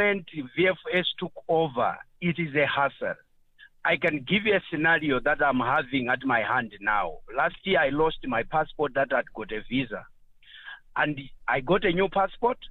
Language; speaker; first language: English; non-native, local second language; Nyanja